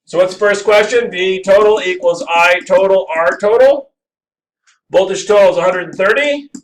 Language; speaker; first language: English; native; English